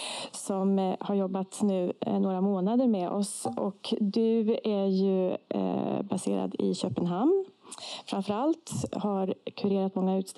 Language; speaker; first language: Swedish; native; Swedish